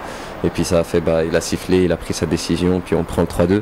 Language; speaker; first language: French; native; French